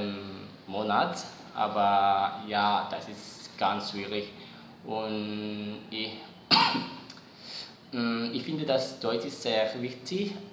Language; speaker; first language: German; non-native, learner; Javanese